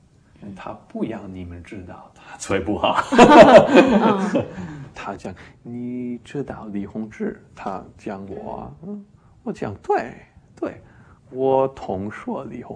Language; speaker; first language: Chinese; non-native, learner; English